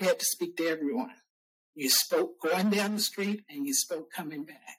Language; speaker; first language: English; native; English